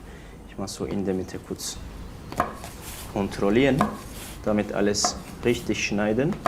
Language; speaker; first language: German; non-native, learner; Turkish